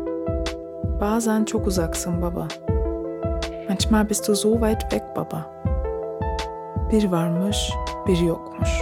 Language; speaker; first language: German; early bilingual, other home language; Turkish